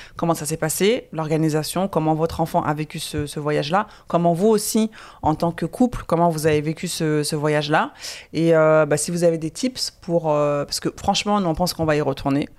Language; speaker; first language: French; native; French